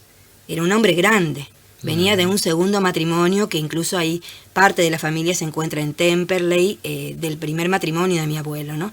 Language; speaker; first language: Spanish; native; Spanish